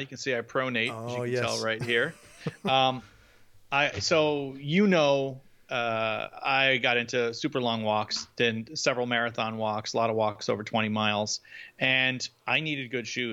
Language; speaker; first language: English; native; English